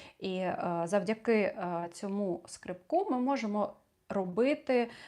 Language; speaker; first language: Ukrainian; non-native, local second language; Russian